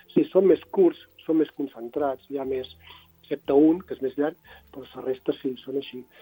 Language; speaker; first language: Catalan; non-native, local second language; Spanish